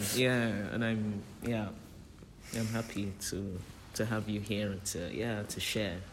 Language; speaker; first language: English; native; English